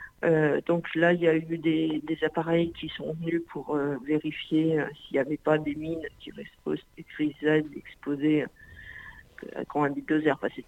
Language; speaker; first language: French; native; French